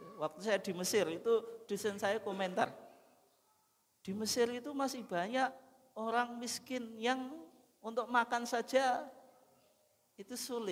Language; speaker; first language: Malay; non-native, local second language; Javanese